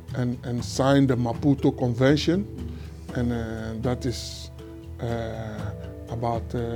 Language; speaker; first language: English; non-native, local second language; Ewe